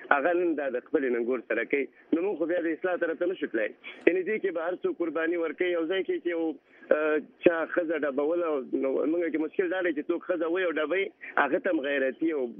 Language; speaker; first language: Pashto; native; Pashto